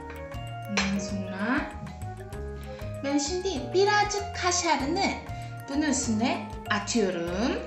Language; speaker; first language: Turkish; non-native, fluent; Korean